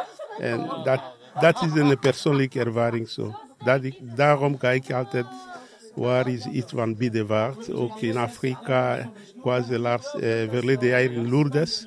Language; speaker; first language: Dutch; non-native, learner; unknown